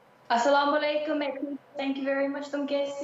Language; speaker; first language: Hindi; early bilingual, heritage; Sindhi